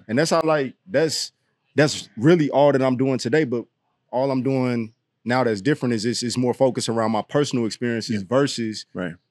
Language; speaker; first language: English; native; English